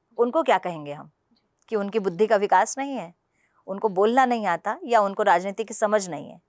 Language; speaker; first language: Hindi; non-native, local second language; Punjabi